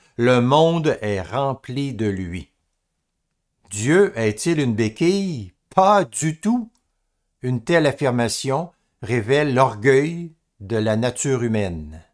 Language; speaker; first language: French; native; French